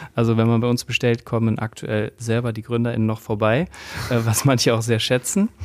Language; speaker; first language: German; native; German